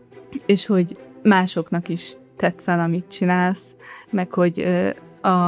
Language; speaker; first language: Hungarian; early bilingual, heritage; Hungarian